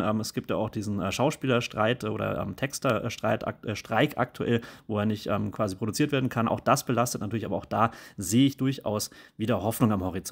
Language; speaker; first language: German; native; German